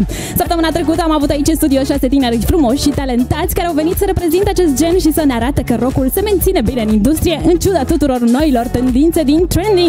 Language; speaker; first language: Romanian; native; Romanian